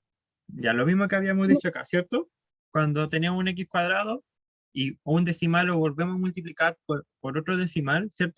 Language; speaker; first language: Spanish; native; Spanish